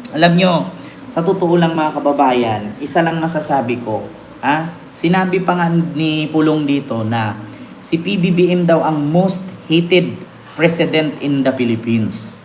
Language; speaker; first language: Filipino; non-native, local second language; Cebuano